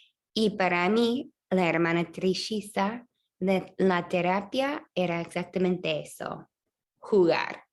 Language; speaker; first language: Spanish; non-native, fluent; English